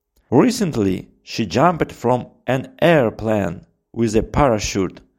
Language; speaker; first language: English; non-native, fluent; Russian